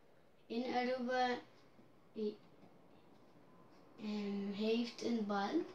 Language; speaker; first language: Dutch; non-native, learner; Papiamento